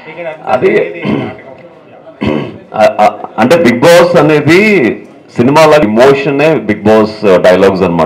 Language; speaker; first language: Telugu; native; Telugu